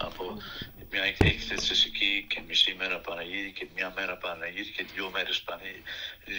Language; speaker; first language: Greek; early bilingual, heritage; Greek